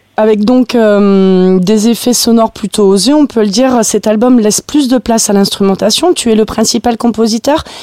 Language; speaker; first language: French; native; French